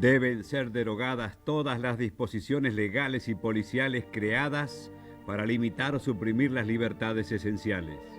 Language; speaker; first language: Spanish; native; Spanish